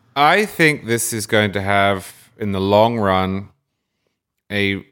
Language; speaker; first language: English; native; English